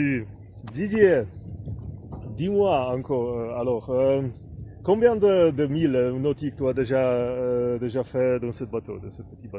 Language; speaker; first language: French; non-native, fluent; Czech